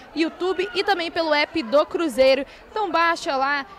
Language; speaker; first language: Portuguese; native; Portuguese